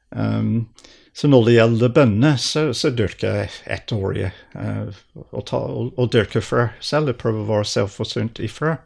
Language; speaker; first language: Norwegian; non-native, fluent; English